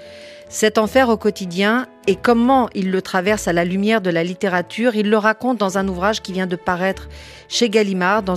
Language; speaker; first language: French; native; French